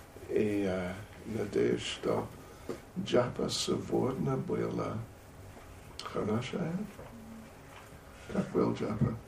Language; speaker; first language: Russian; non-native, learner; English